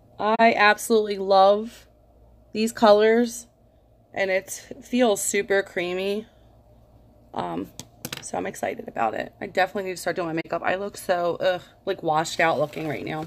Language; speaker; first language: English; native; English